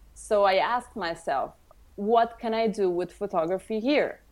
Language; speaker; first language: English; early bilingual, other home language; Italian